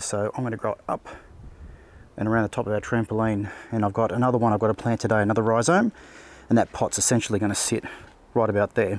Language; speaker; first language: English; native; English